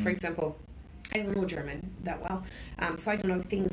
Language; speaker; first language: English; non-native, fluent; Portuguese